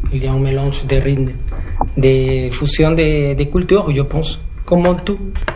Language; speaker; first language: French; non-native, learner; Spanish